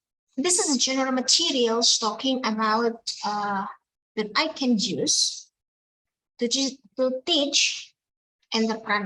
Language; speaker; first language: English; non-native, fluent; Indonesian